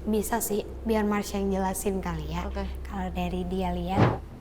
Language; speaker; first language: Indonesian; native; Indonesian